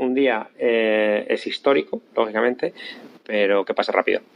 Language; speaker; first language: Spanish; native; Spanish